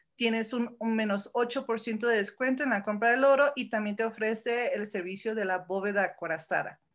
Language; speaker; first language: Spanish; early bilingual, heritage; Spanish